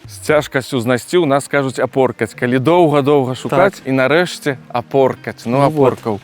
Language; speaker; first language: Belarusian; native; Belarusian